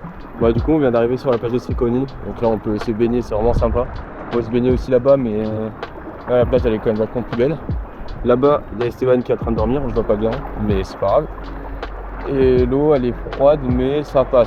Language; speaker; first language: French; native; French